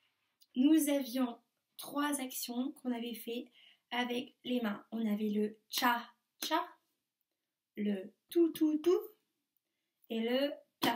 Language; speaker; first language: French; native; French